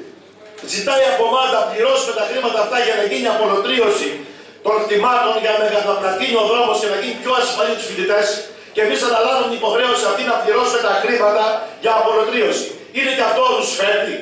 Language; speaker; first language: Greek; native; Greek